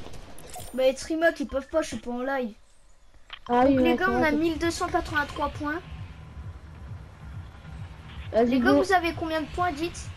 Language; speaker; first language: French; native; French